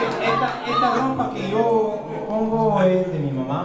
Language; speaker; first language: Spanish; early bilingual, heritage; Spanish